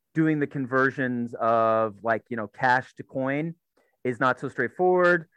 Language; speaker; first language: English; native; English